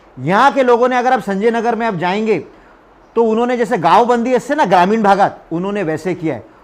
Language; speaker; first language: Hindi; non-native, local second language; Marathi